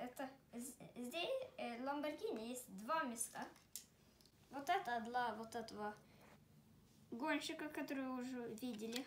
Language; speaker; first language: Russian; early bilingual, heritage; Russian